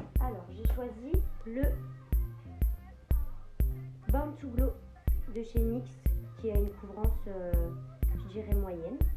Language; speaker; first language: French; native; French